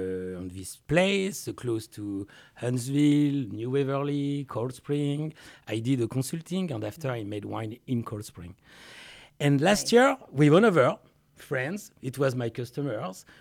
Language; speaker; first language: English; non-native, learner; French